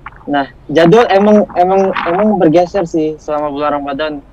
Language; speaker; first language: Indonesian; non-native, fluent; Malay